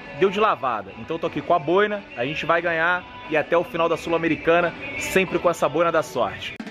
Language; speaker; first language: Portuguese; native; Portuguese